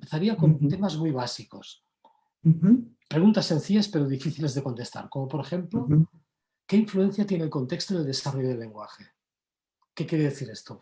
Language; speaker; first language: Spanish; non-native, local second language; Catalan